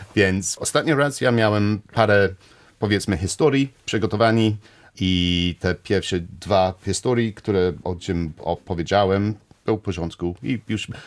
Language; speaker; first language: Polish; non-native, learner; English